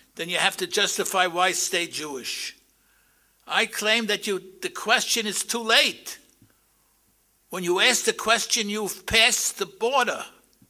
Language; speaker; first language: English; native; English